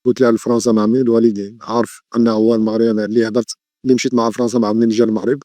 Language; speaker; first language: Arabic; early bilingual, heritage; Arabic